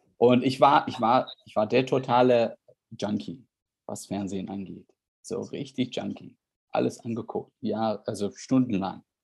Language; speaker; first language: German; non-native, fluent; Arabic